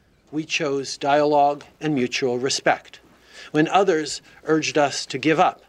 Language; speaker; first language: English; early bilingual, other home language; French